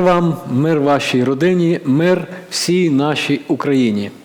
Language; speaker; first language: Ukrainian; native; Ukrainian